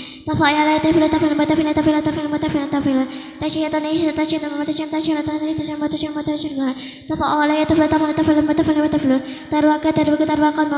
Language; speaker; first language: Arabic; non-native, learner; Javanese